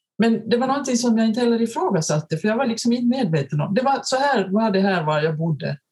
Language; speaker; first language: Swedish; native; Swedish